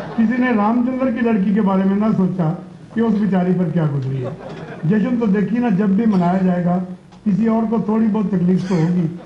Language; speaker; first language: Urdu; non-native, local second language; Punjabi